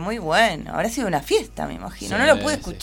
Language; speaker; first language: Spanish; native; Spanish